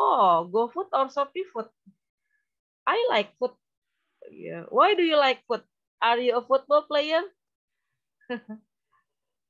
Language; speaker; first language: English; non-native, fluent; Indonesian